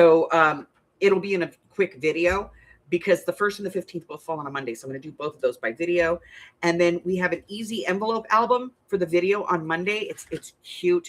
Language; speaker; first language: English; native; English